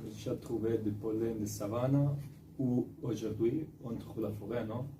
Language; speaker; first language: French; non-native, fluent; Italian